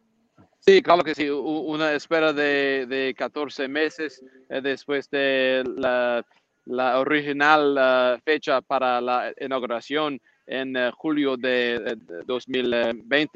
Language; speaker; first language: Spanish; non-native, learner; English